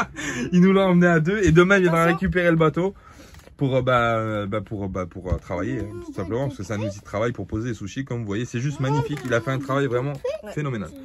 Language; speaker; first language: French; native; French